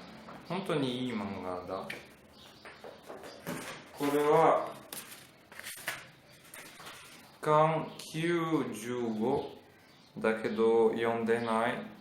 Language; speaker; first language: Japanese; non-native, learner; Portuguese